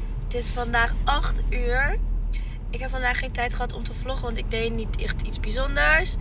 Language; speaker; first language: Dutch; early bilingual, other home language; Persian